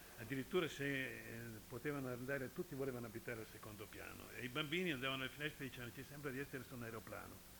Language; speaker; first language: Italian; native; Italian